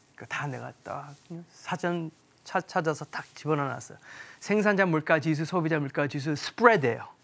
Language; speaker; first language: Korean; early bilingual, heritage; Korean